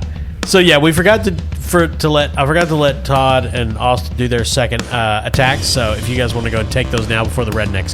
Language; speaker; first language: English; native; English